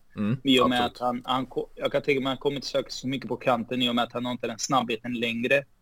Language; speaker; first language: Swedish; early bilingual, heritage; Spanish